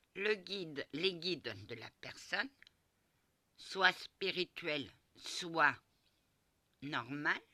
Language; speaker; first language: French; early bilingual, other home language; Portuguese